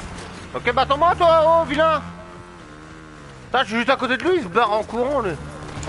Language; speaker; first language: French; native; French